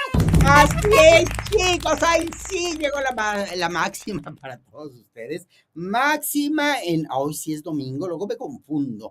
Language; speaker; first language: Spanish; native; Spanish